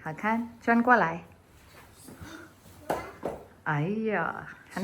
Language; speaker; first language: Chinese; non-native, learner; Filipino